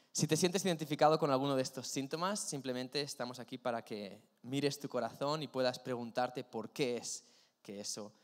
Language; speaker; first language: Spanish; native; Spanish